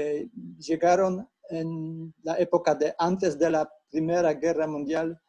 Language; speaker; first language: Spanish; non-native, fluent; Polish